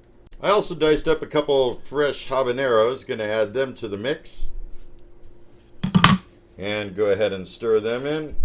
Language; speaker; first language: English; native; English